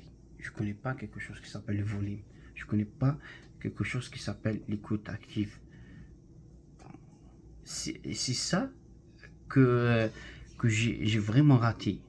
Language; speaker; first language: French; non-native, learner; Arabic